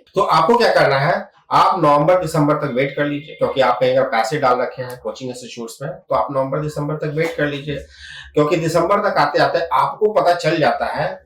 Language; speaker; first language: Hindi; native; Hindi